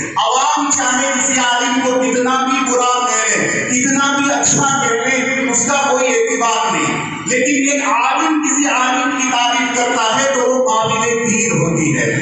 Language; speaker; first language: Urdu; native; Urdu